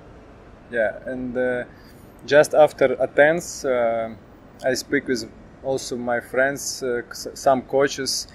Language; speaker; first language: English; non-native, learner; Ukrainian